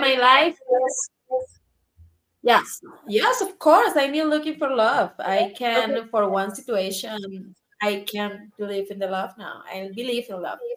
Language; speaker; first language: English; non-native, learner; Spanish